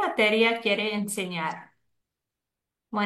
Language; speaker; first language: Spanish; non-native, fluent; English